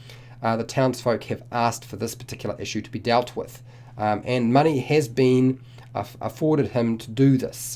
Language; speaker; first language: English; native; English